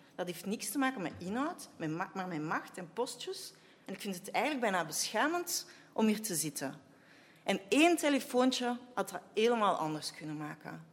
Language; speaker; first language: Dutch; native; Dutch